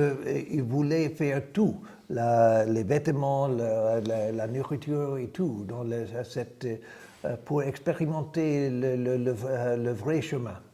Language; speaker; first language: French; non-native, fluent; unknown